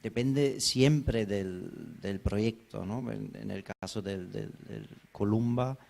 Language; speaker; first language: Spanish; non-native, fluent; German